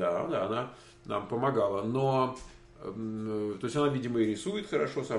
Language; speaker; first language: Russian; native; Russian